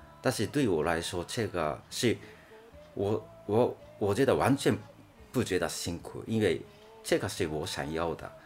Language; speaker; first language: Chinese; non-native, fluent; Japanese